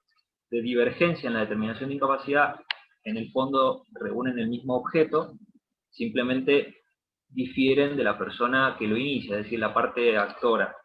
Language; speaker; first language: Spanish; native; Spanish